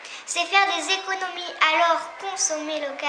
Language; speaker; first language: French; native; French